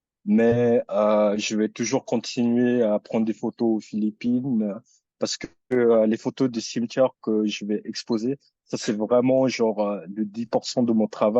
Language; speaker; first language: French; early bilingual, other home language; Filipino